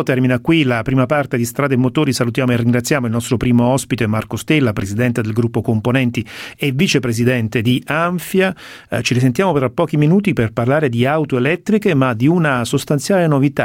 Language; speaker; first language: Italian; native; Italian